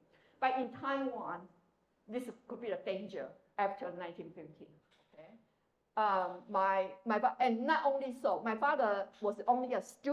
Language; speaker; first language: English; non-native, fluent; Chinese